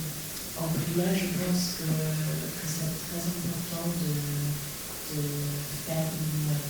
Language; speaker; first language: French; non-native, fluent; English